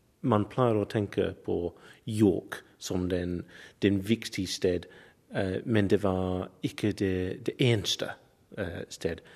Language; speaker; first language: Norwegian; non-native, learner; English